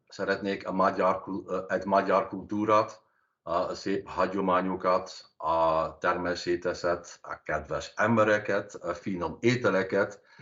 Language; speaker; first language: Hungarian; non-native, learner; Dutch